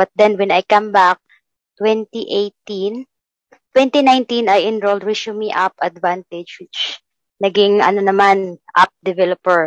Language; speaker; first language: English; non-native, local second language; Cebuano